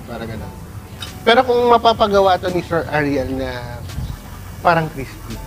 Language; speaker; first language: Filipino; non-native, local second language; Bikol